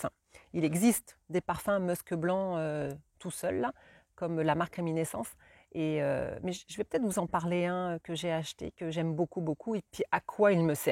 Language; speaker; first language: French; native; French